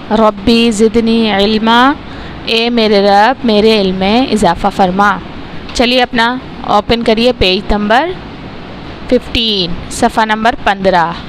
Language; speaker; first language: Urdu; non-native, local second language; Punjabi